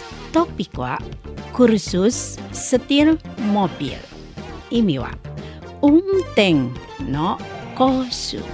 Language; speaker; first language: Japanese; non-native, fluent; Indonesian